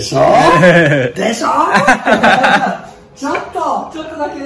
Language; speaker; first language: Japanese; non-native, learner; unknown